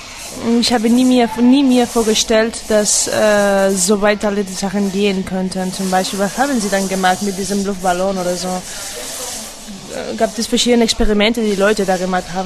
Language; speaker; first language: German; non-native, fluent; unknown